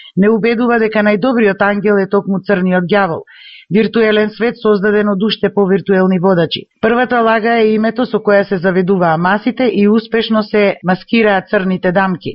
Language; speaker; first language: Macedonian; native; Macedonian